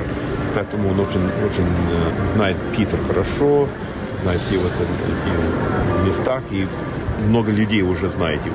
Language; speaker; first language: Russian; non-native, learner; English